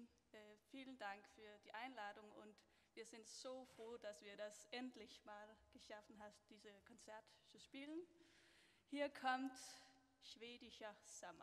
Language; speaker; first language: German; non-native, learner; Danish